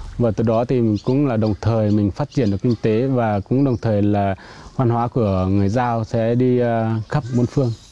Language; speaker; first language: Vietnamese; non-native, local second language; Iu Mien